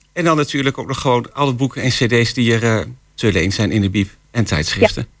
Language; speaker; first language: Dutch; native; Dutch